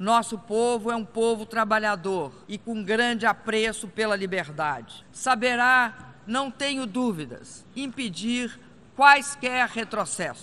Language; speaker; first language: Portuguese; native; Portuguese